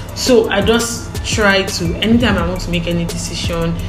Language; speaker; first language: English; non-native, local second language; Igbo